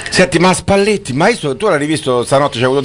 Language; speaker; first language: Italian; native; Italian